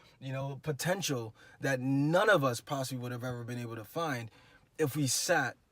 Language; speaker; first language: English; native; English